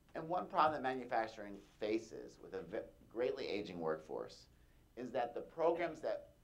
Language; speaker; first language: English; native; English